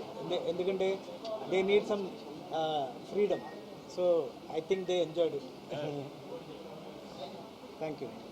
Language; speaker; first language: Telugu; non-native, learner; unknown